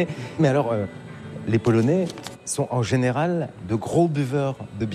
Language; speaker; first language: French; native; French